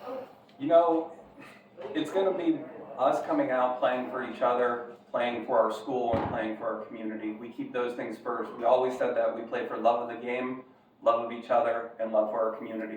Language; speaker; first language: English; native; English